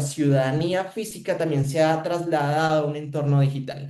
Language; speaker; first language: Spanish; native; Spanish